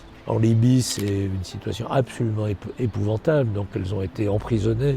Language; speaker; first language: French; native; French